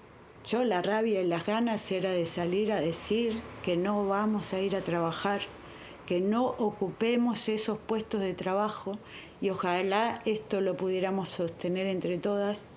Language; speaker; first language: Spanish; native; Spanish